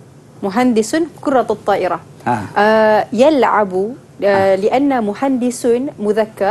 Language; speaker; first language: Arabic; non-native, learner; Malay